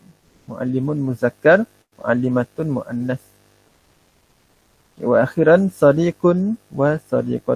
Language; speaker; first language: Arabic; non-native, fluent; Malay